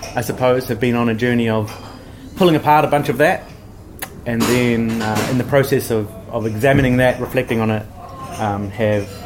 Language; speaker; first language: English; native; English